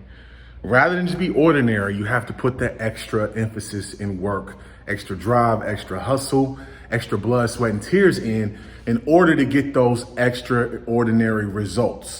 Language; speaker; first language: English; native; English